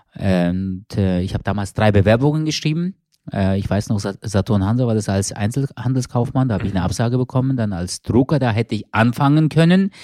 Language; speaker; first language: German; early bilingual, other home language; Turkish